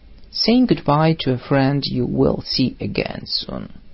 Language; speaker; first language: English; non-native, fluent; Russian